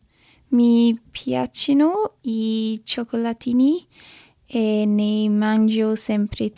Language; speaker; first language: Italian; non-native, learner; English